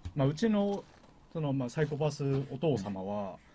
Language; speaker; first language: Japanese; native; Japanese